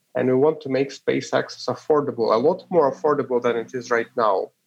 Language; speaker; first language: English; non-native, fluent; Ukrainian